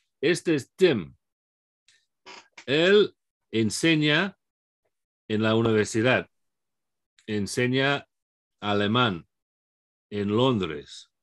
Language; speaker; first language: Spanish; non-native, fluent; English